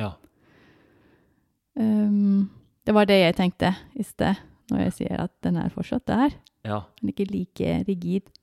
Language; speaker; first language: Norwegian; non-native, fluent; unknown